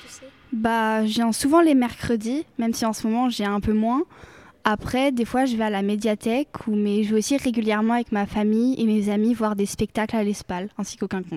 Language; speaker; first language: French; native; French